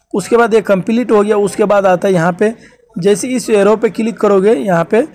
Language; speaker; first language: Hindi; native; Hindi